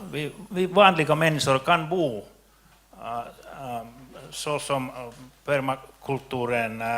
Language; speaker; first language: Swedish; non-native, local second language; Finnish